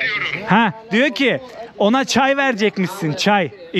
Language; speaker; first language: Turkish; native; Turkish